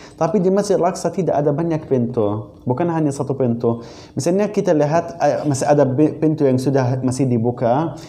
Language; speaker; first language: Indonesian; non-native, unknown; Arabic